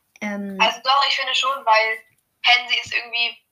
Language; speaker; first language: German; native; German